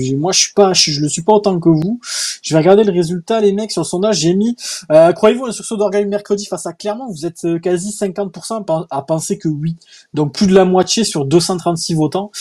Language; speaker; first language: French; native; French